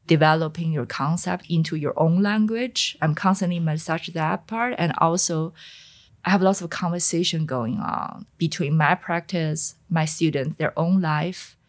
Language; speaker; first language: English; non-native, fluent; Chinese